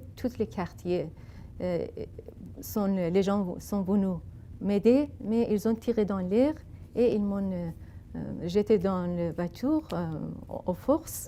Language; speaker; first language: French; non-native, fluent; Persian